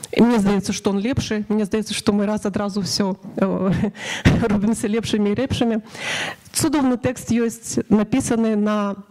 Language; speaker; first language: Belarusian; non-native, local second language; Ukrainian